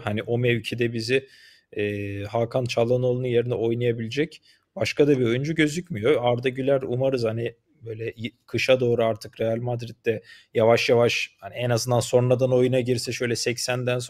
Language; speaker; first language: Turkish; native; Turkish